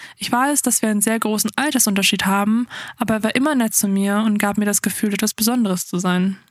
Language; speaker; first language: German; early bilingual, other home language; Afrikaans